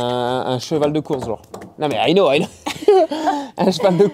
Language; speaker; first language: French; native; French